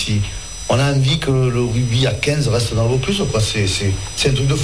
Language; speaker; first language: French; native; French